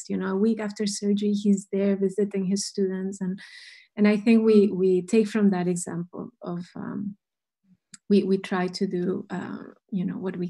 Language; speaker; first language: English; non-native, fluent; Spanish